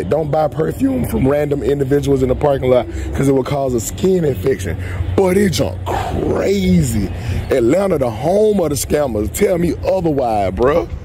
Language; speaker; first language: English; native; English